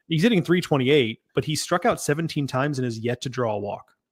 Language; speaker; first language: English; native; English